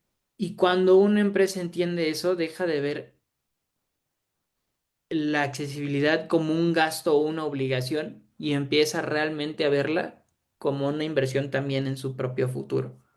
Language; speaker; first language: Spanish; native; Spanish